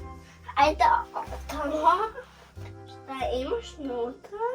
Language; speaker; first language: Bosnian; early bilingual, heritage; Serbian